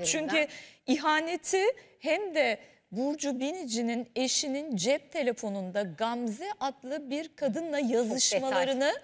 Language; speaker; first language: Turkish; native; Turkish